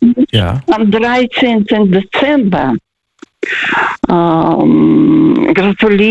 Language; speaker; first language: German; non-native, fluent; Russian